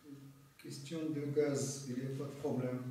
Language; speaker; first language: French; non-native, local second language; Arabic